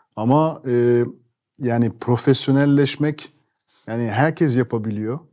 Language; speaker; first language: Turkish; non-native, fluent; French